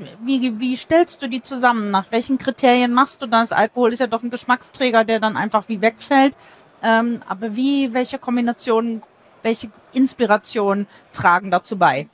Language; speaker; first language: German; native; German